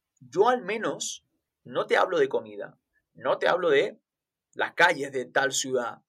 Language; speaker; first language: Spanish; native; Spanish